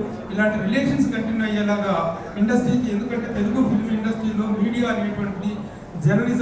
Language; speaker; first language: Telugu; native; Telugu